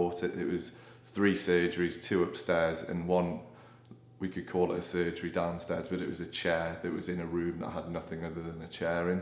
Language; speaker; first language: English; native; English